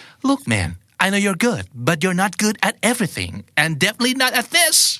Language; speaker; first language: English; non-native, fluent; Thai